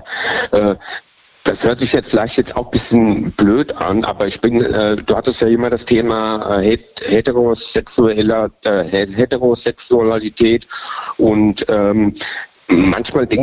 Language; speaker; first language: German; native; German